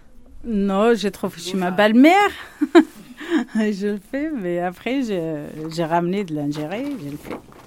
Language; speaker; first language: French; non-native, learner; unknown